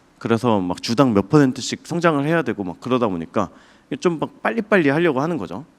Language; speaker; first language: Korean; native; Korean